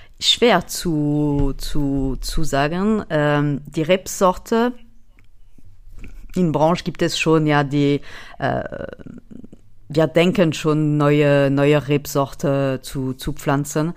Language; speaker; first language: German; non-native, fluent; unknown